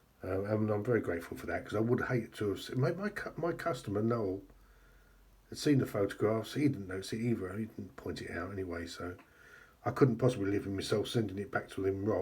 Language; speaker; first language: English; native; English